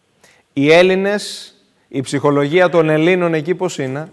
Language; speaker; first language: Greek; native; Greek